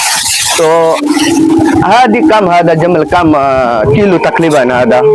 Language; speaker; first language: Arabic; non-native, learner; Bangla